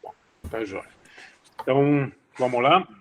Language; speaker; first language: Portuguese; non-native, fluent; Spanish